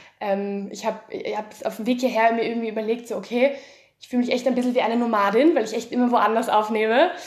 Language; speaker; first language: German; native; German